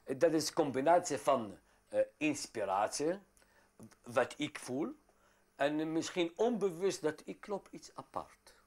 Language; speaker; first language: Dutch; non-native, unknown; Arabic